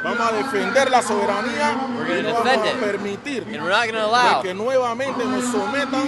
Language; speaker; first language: Spanish; native; Spanish